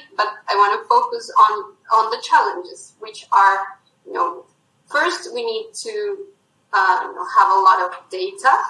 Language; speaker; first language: English; non-native, fluent; Spanish